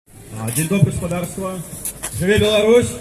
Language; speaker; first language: Belarusian; non-native, local second language; Russian